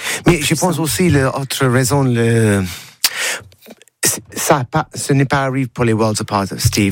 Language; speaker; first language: French; non-native, learner; English